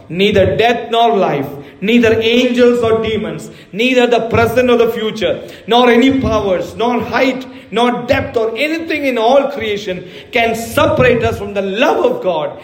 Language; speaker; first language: English; non-native, local second language; Malayalam